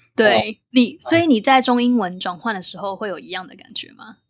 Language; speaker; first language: Chinese; native; Chinese